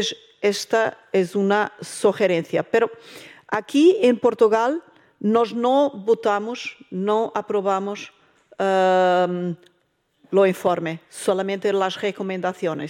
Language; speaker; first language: Spanish; non-native, learner; Portuguese